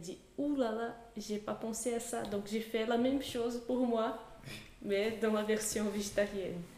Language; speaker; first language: French; non-native, fluent; Portuguese